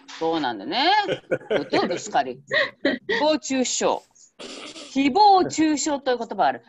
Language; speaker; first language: Japanese; native; Japanese